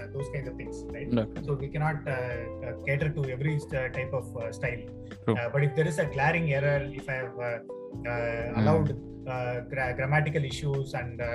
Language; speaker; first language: English; non-native, local second language; Tamil